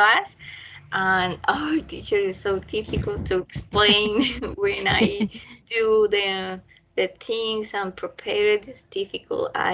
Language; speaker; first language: English; non-native, learner; Spanish